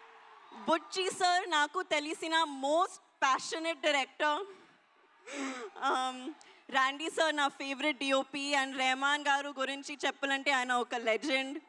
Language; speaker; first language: Telugu; non-native, learner; Hindi